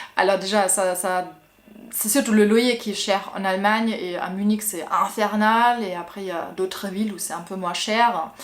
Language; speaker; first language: French; non-native, fluent; German